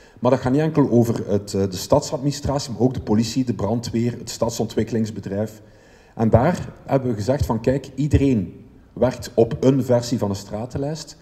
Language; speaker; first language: Dutch; native; Dutch